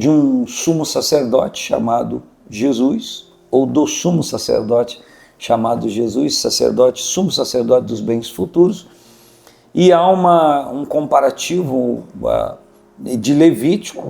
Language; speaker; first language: Portuguese; native; Portuguese